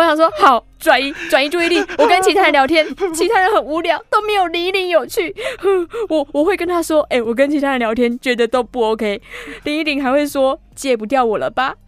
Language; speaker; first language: Chinese; native; Chinese